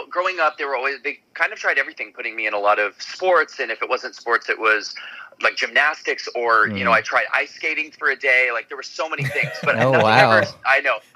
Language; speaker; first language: English; native; English